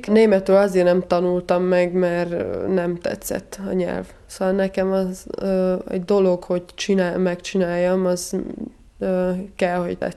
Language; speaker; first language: Hungarian; non-native, fluent; Serbian